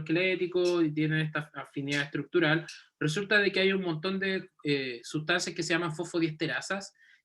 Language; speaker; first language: Spanish; native; Spanish